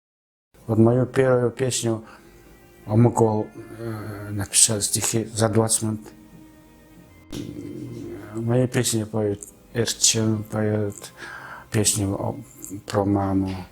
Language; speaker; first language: Russian; non-native, fluent; Mongolian